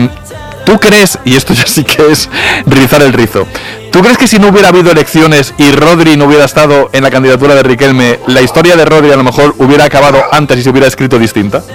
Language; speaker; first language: Spanish; native; Spanish